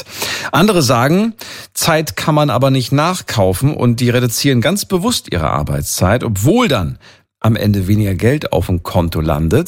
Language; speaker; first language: German; native; German